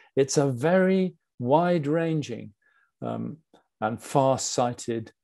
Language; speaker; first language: English; native; English